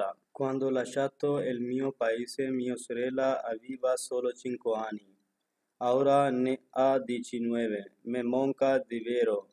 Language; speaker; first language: Italian; non-native, learner; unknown